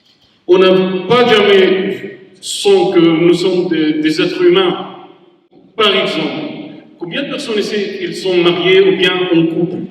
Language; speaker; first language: French; non-native, learner; Arabic